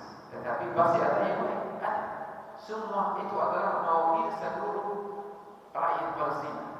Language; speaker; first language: Indonesian; non-native, fluent; Arabic